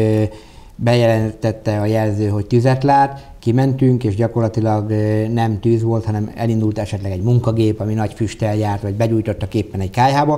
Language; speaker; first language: Hungarian; native; Hungarian